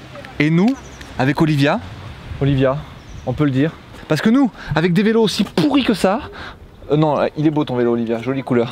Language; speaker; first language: French; native; French